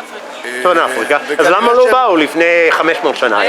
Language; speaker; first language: Hebrew; non-native, fluent; English